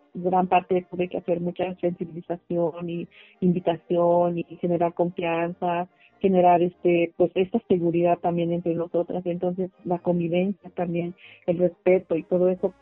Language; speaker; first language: Spanish; non-native, local second language; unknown